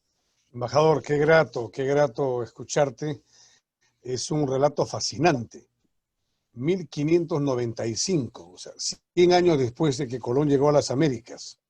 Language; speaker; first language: Spanish; native; Spanish